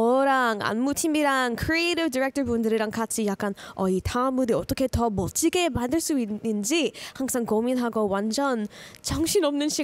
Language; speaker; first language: Korean; early bilingual, heritage; English